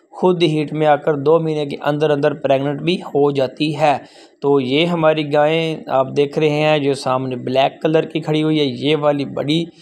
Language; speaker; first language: Urdu; non-native, local second language; Punjabi